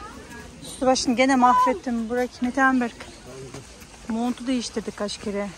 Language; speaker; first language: Turkish; non-native, learner; Kazakh